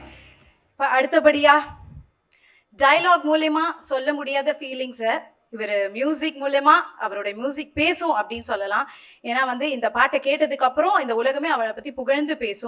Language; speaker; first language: Tamil; native; Tamil